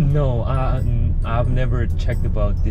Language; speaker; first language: English; non-native, learner; Korean